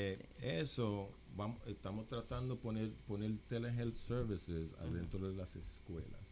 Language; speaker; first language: Spanish; non-native, local second language; English